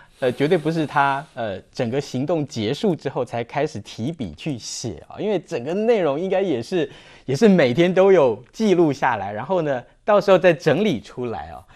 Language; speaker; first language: Chinese; native; Chinese